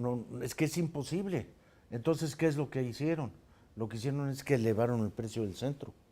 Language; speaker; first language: Spanish; native; Spanish